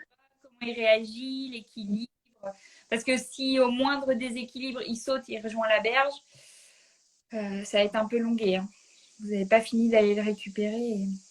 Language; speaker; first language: French; native; French